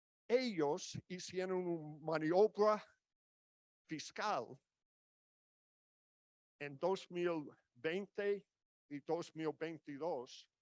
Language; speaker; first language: Spanish; non-native, fluent; English